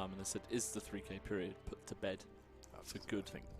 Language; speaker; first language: English; native; English